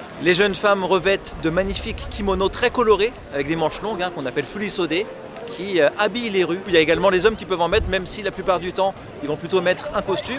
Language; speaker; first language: French; native; French